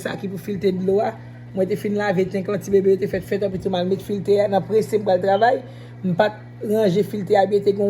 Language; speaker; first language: French; non-native, learner; Haitian Creole